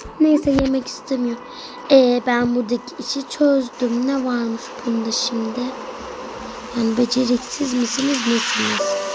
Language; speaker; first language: Turkish; native; Turkish